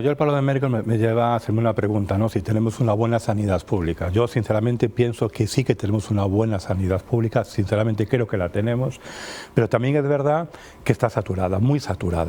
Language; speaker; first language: Spanish; native; Spanish